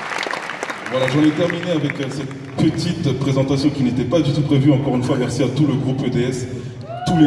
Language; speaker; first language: French; native; French